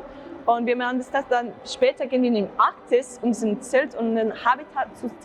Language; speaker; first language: German; non-native, learner; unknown